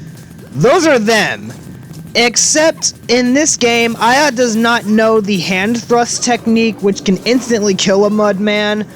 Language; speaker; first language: English; native; English